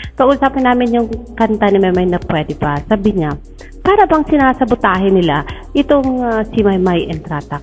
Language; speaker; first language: Filipino; native; Filipino